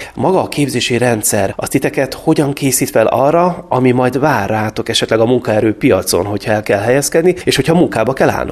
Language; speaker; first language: Hungarian; native; Hungarian